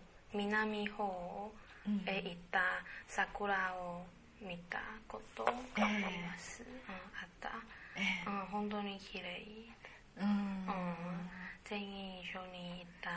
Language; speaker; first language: Japanese; non-native, learner; Chinese